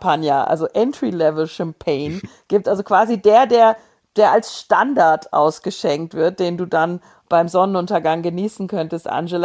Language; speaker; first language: German; native; German